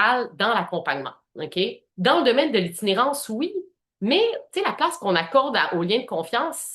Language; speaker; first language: French; native; French